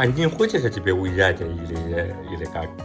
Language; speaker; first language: Russian; non-native, learner; Chinese